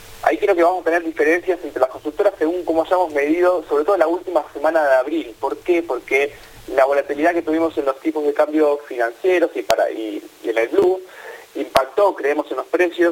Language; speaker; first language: Spanish; native; Spanish